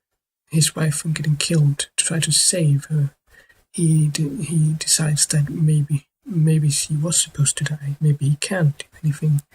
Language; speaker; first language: English; non-native, fluent; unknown